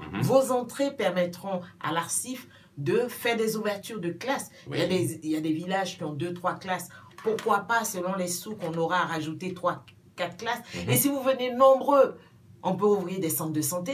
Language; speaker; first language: French; non-native, local second language; Baoulé